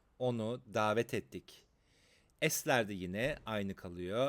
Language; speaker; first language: Turkish; native; Turkish